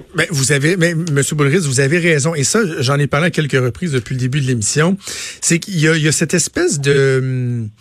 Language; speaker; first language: French; native; French